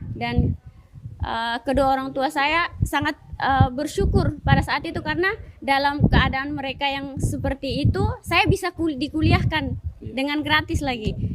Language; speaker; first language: Indonesian; non-native, local second language; Tetum